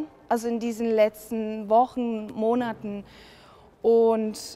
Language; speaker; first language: German; non-native, fluent; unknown